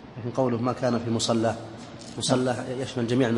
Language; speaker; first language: Arabic; native; Arabic